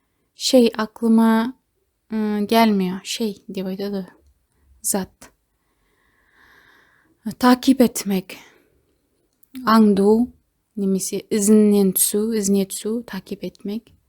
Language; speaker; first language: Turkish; non-native, fluent; Kazakh